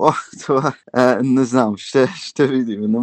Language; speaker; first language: Bulgarian; early bilingual, heritage; Bulgarian